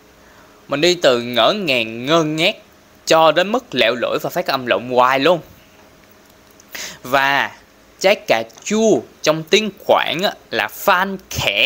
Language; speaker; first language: Vietnamese; non-native, local second language; Cantonese